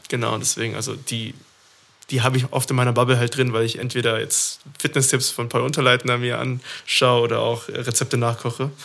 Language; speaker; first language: German; early bilingual, other home language; Persian